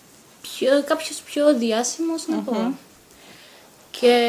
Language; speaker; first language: Greek; non-native, fluent; Bulgarian